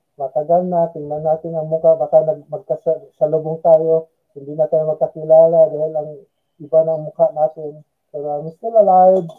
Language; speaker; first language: Filipino; non-native, local second language; Cebuano